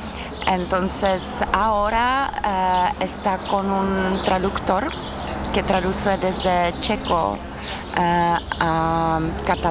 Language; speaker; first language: Spanish; non-native, fluent; Czech